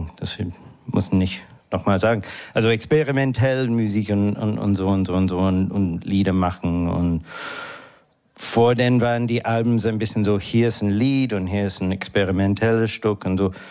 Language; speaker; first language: German; non-native, fluent; English